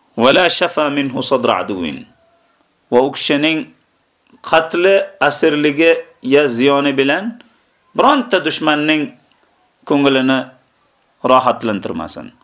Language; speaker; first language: Uzbek; native; Uzbek